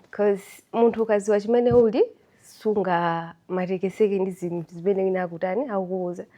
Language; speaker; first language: Nyanja; non-native, local second language; Tumbuka